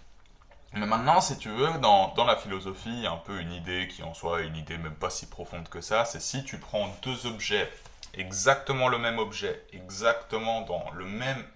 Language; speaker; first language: French; native; French